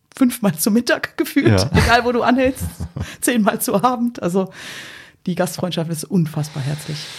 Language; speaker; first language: German; native; German